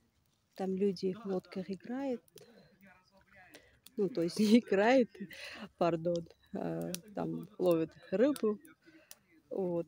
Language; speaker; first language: Russian; non-native, learner; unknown